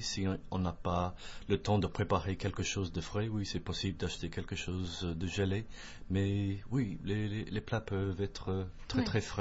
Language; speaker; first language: French; non-native, fluent; English